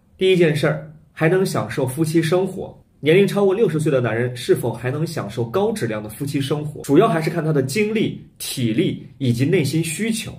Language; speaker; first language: Chinese; native; Chinese